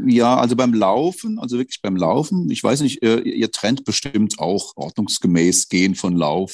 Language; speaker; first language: German; native; German